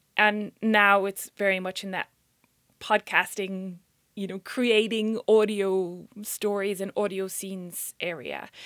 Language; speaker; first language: English; native; English